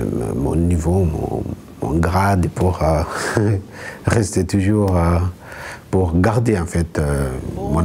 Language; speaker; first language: French; non-native, fluent; Swahili